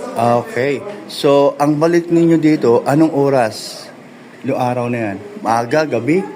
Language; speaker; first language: Filipino; native; Filipino